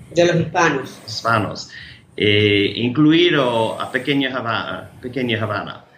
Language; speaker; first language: Spanish; non-native, learner; English